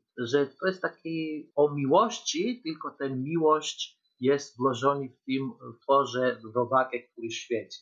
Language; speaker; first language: Polish; non-native, learner; Georgian